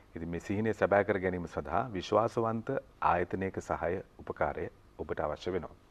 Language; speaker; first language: Sinhala; native; Sinhala